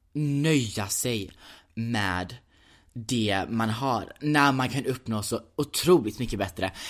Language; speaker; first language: Swedish; early bilingual, heritage; Swedish